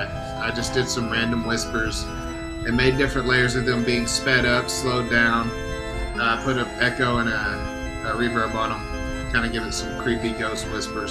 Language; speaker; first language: English; native; English